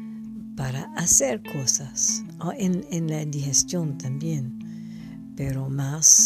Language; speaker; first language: Spanish; non-native, fluent; English